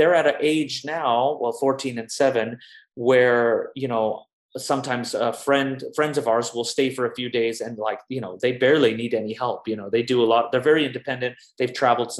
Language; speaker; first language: English; native; English